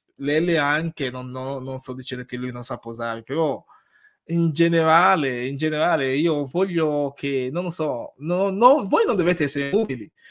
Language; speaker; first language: Italian; non-native, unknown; English